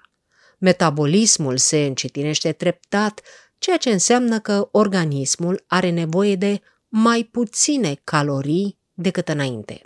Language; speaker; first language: Romanian; native; Romanian